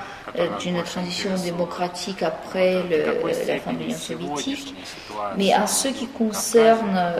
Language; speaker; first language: French; non-native, fluent; Russian